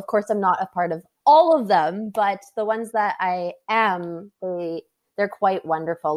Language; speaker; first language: English; native; English